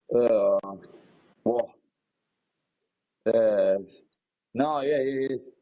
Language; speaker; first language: English; non-native, learner; Spanish